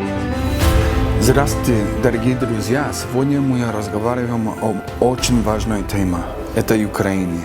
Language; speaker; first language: Russian; non-native, learner; English